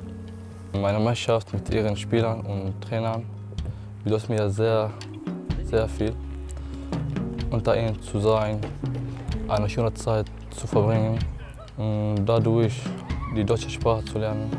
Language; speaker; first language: German; non-native, learner; Arabic